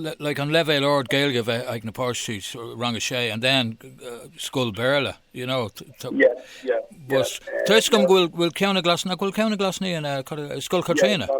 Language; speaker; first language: Irish; non-native, local second language; English